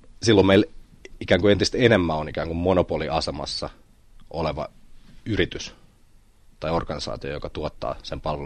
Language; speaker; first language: Finnish; native; Finnish